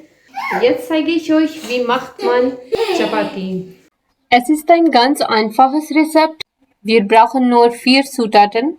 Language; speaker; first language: German; non-native, learner; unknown